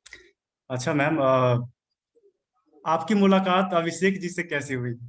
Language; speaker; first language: Hindi; native; Hindi